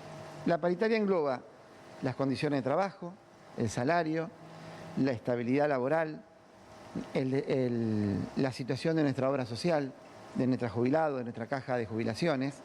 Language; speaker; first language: Spanish; native; Spanish